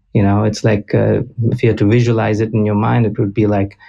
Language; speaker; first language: English; non-native, local second language; Konkani